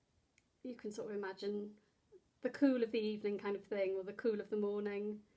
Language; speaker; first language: English; native; English